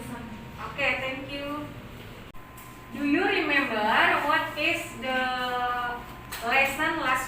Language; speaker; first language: English; non-native, learner; Indonesian